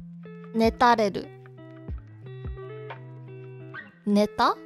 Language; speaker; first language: Japanese; non-native, learner; Korean